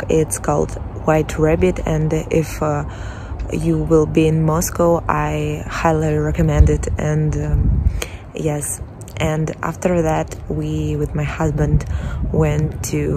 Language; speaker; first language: English; non-native, learner; Russian